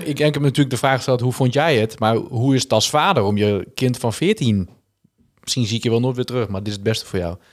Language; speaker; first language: Dutch; native; Dutch